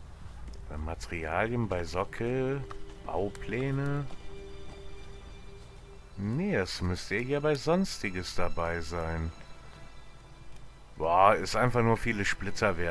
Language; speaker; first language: German; native; German